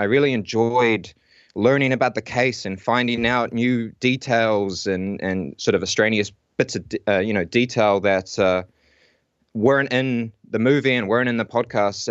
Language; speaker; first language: English; native; English